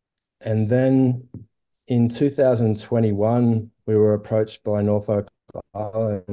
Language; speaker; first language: English; native; English